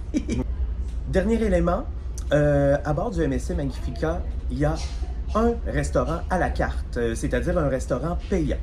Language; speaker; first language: French; native; French